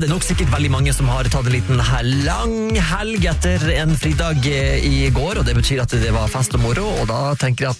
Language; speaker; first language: Norwegian; native; Norwegian